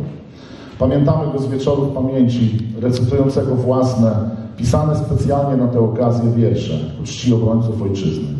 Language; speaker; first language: Polish; native; Polish